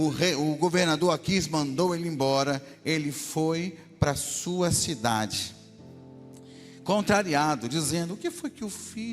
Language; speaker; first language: Portuguese; native; Portuguese